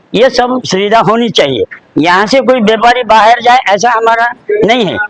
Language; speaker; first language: Hindi; non-native, local second language; Marathi